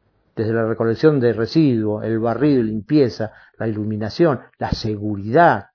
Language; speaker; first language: Spanish; native; Spanish